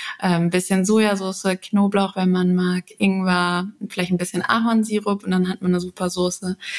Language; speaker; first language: German; early bilingual, other home language; Serbian